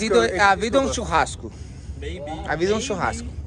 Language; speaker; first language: Portuguese; non-native, learner; English